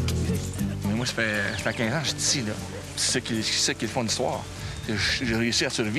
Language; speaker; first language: French; native; French